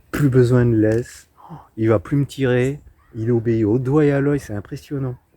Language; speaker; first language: French; native; French